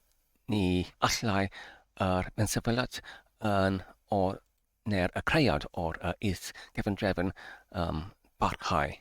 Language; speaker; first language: Welsh; non-native, fluent; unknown